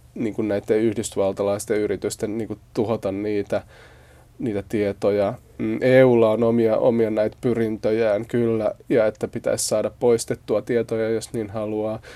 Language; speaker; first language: Finnish; native; Finnish